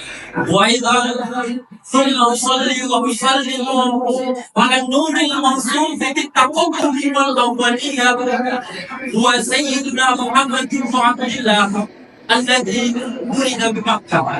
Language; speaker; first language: Arabic; non-native, fluent; Indonesian